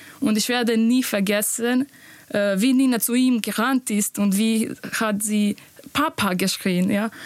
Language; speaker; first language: German; non-native, learner; Bosnian